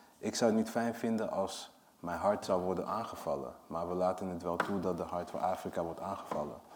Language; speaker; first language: Dutch; early bilingual, other home language; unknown